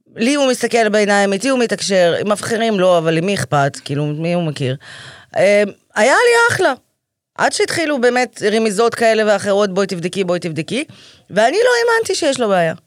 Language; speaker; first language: Hebrew; early bilingual, other home language; Russian